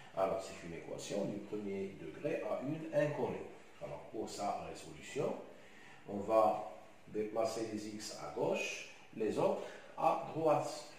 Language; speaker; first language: French; non-native, local second language; Arabic